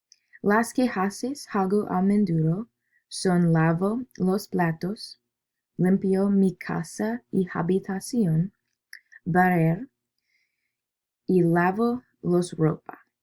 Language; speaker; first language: Spanish; non-native, learner; English